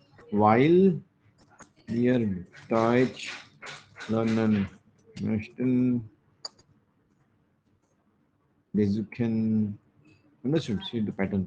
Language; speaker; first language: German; non-native, learner; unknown